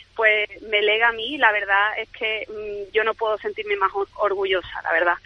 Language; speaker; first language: Spanish; native; Spanish